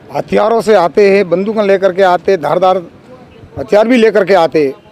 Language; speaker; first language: Hindi; native; Hindi